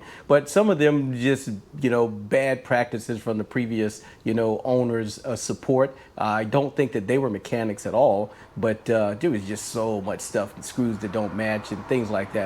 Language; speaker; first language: English; native; English